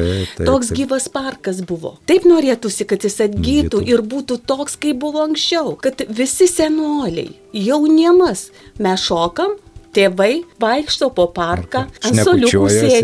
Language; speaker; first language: Lithuanian; native; Lithuanian